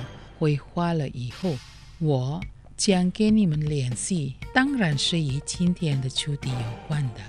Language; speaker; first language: Chinese; non-native, learner; Indonesian